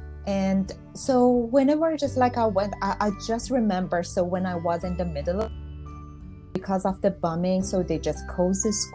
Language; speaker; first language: English; non-native, fluent; Persian